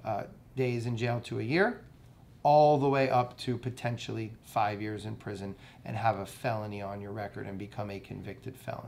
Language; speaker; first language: English; native; English